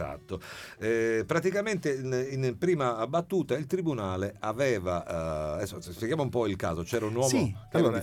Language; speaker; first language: Italian; native; Italian